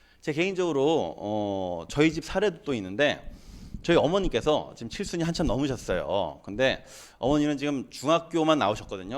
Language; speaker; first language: Korean; native; Korean